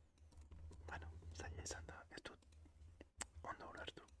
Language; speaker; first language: Basque; non-native, learner; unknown